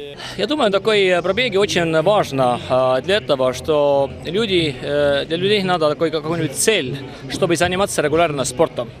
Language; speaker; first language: Russian; non-native, local second language; Estonian